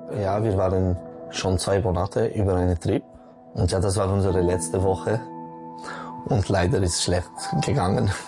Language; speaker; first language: German; non-native, local second language; French